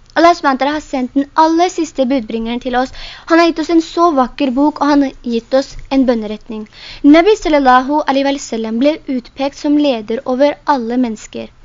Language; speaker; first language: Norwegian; early bilingual, other home language; Urdu